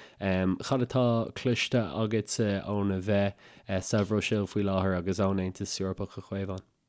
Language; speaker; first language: Irish; native; Irish